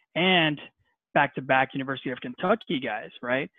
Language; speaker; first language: English; non-native, fluent; Spanish